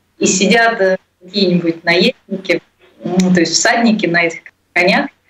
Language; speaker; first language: Russian; native; Russian